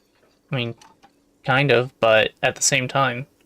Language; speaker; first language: English; native; English